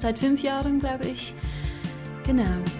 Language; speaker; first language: German; non-native, local second language; English